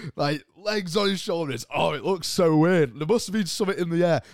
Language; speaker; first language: English; native; English